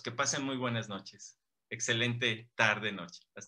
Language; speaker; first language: Spanish; native; Spanish